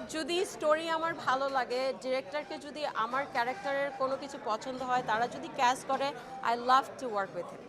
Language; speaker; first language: Bangla; early bilingual, heritage; Bangla